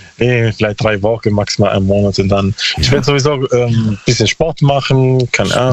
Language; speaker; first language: German; non-native, learner; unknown